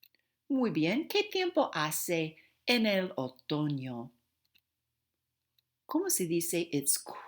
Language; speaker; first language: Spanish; non-native, fluent; English